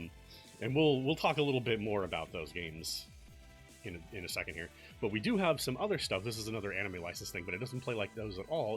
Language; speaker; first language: English; native; English